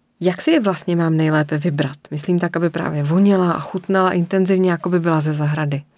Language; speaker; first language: Czech; native; Czech